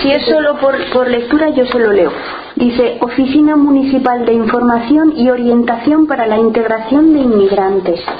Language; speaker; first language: Spanish; native; Spanish